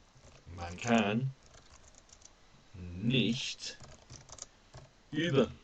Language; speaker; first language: German; non-native, fluent; English